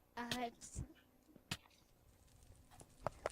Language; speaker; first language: French; native; French